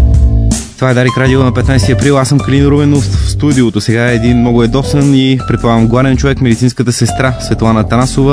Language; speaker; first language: Bulgarian; native; Bulgarian